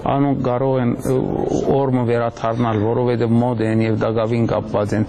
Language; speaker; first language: Armenian; native; Armenian